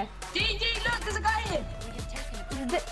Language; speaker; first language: English; native; English